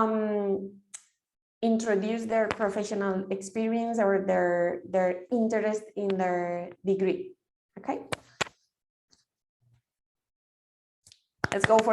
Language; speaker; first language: English; non-native, fluent; Spanish